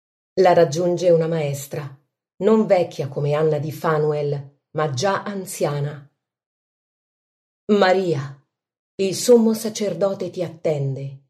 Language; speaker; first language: Italian; native; Italian